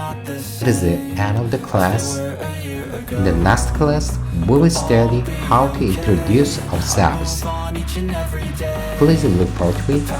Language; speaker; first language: English; non-native, fluent; Korean